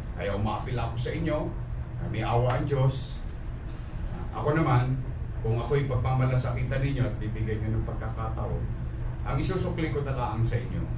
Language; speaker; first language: Filipino; native; Filipino